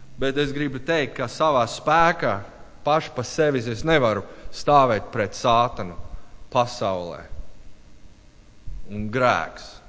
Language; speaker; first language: Latvian; non-native, learner; English